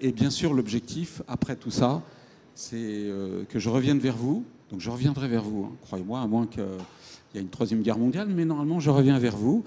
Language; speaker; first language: French; native; French